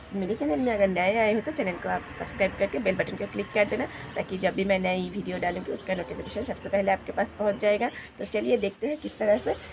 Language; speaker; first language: Hindi; non-native, local second language; Bangla